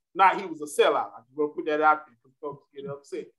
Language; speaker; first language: English; native; English